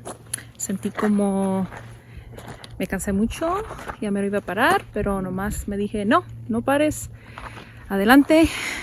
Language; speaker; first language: Spanish; early bilingual, heritage; Spanish